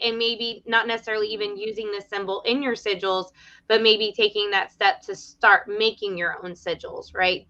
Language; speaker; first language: English; native; English